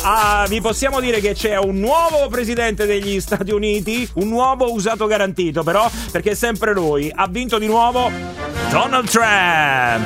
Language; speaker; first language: Italian; native; Italian